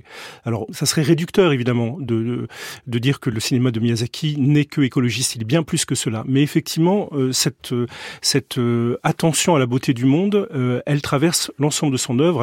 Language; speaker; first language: French; native; French